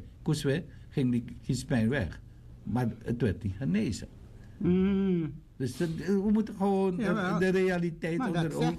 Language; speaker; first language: Dutch; native; Dutch